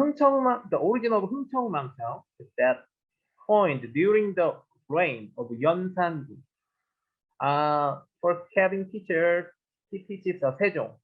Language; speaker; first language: English; non-native, learner; Korean